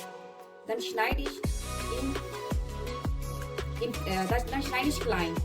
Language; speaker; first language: German; non-native, learner; Urdu